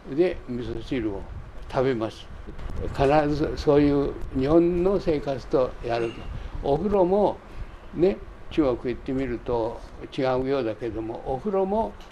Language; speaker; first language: Japanese; native; Japanese